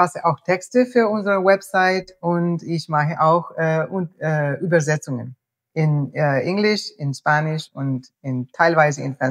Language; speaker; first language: German; non-native, fluent; Spanish